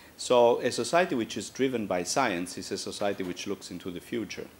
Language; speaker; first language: English; non-native, fluent; Italian